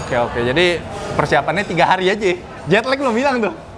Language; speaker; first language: Indonesian; native; Indonesian